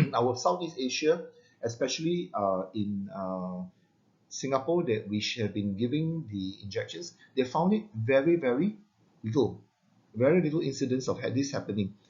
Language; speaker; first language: English; non-native, local second language; Malay